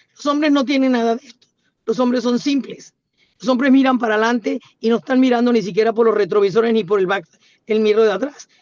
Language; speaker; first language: Spanish; native; Spanish